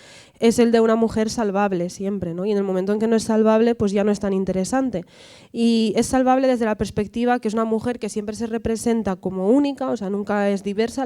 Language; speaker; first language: Spanish; native; Spanish